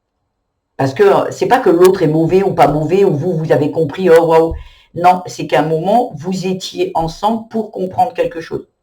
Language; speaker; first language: French; native; French